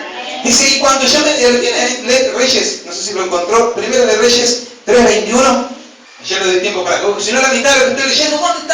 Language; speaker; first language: Spanish; native; Spanish